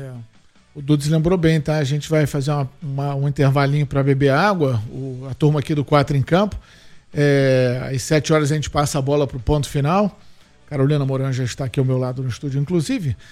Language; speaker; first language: Portuguese; native; Portuguese